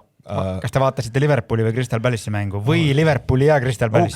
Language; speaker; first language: Estonian; native; Estonian